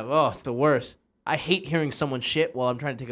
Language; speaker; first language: English; native; English